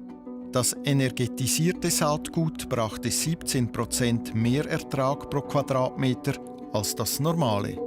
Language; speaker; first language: German; native; German